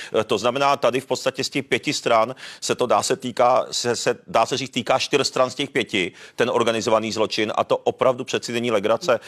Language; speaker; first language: Czech; early bilingual, other home language; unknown